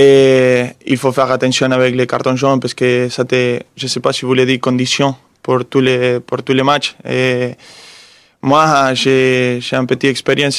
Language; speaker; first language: French; non-native, fluent; Spanish